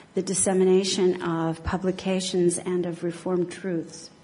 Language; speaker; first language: English; native; English